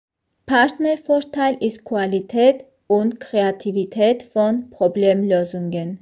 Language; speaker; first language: German; non-native, learner; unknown